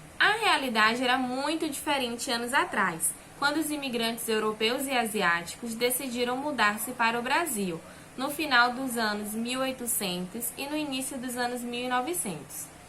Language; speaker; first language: Portuguese; native; Portuguese